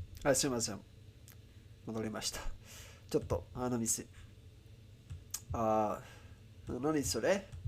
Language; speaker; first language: Japanese; non-native, learner; Spanish